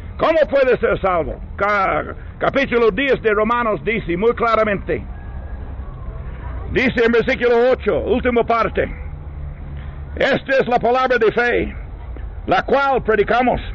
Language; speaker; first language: Spanish; non-native, learner; English